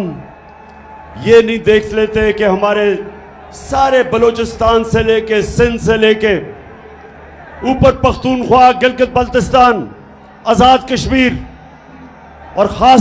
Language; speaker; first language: Urdu; native; Urdu